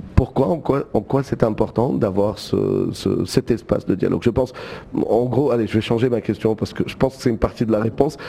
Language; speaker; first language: French; non-native, local second language; Arabic